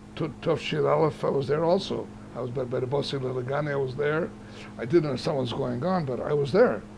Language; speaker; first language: English; native; English